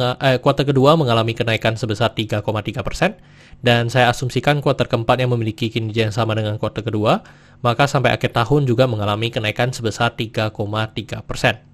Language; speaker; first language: Indonesian; native; Indonesian